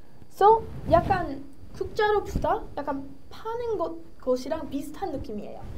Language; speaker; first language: Korean; native; Korean